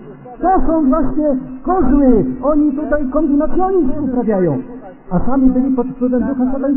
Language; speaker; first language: Polish; native; Polish